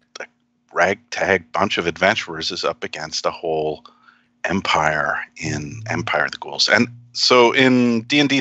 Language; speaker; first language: English; native; English